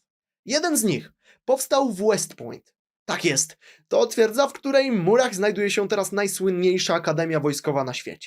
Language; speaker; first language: Polish; native; Polish